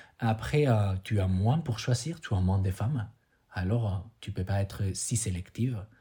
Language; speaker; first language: French; non-native, fluent; Spanish